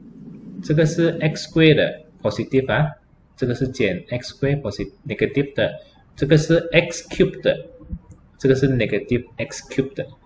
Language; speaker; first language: Chinese; native; Chinese